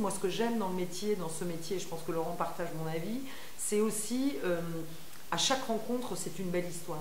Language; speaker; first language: French; native; French